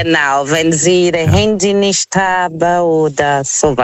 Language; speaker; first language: German; non-native, learner; Portuguese